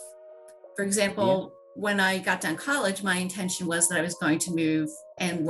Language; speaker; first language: English; native; English